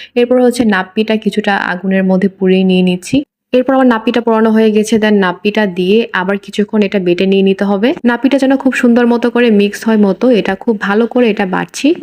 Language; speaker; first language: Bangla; non-native, local second language; Marma